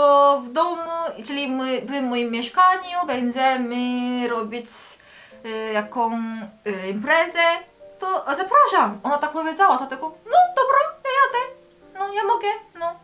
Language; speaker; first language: Polish; non-native, learner; Korean